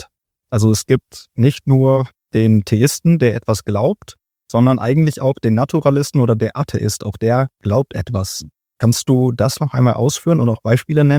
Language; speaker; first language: German; native; German